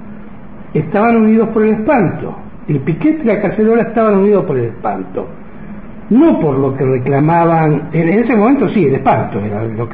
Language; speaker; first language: Spanish; native; Spanish